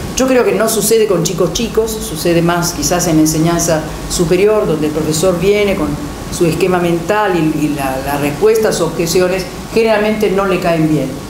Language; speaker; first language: Spanish; non-native, fluent; Italian